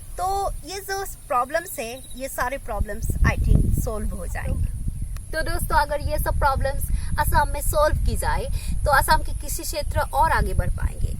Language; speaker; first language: Hindi; non-native, local second language; Assamese